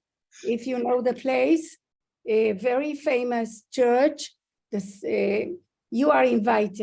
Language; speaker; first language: English; non-native, fluent; Hebrew